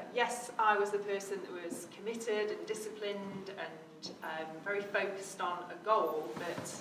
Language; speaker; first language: English; native; English